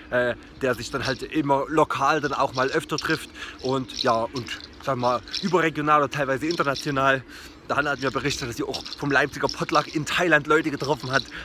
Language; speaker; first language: German; native; German